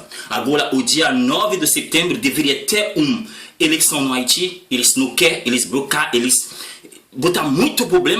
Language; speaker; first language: Portuguese; non-native, learner; Haitian Creole